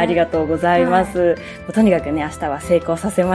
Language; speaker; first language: Japanese; native; Japanese